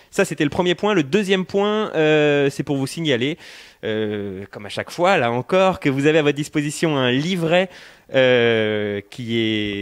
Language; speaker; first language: French; native; French